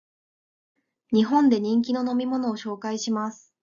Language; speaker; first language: Japanese; native; Japanese